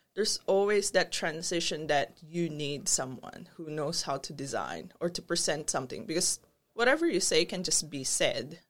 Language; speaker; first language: English; non-native, local second language; Filipino